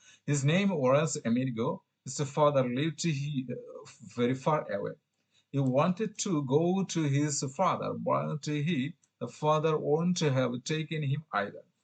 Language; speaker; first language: English; non-native, local second language; Bangla